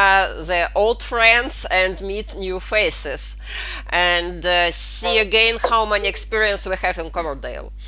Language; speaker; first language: English; non-native, fluent; Russian